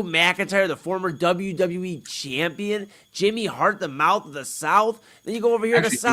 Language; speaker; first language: English; native; English